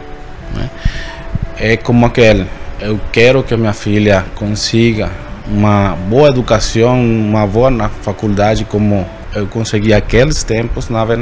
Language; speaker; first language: Portuguese; non-native, fluent; Spanish